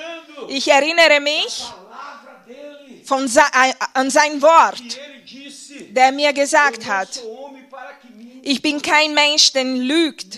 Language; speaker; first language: German; non-native, fluent; Portuguese